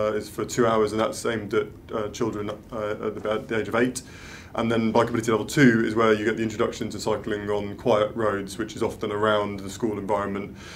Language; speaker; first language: English; native; English